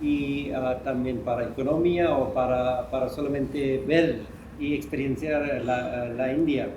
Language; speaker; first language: Spanish; non-native, fluent; Hindi